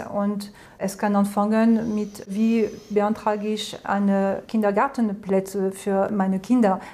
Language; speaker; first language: German; non-native, fluent; French